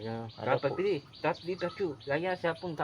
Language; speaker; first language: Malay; non-native, local second language; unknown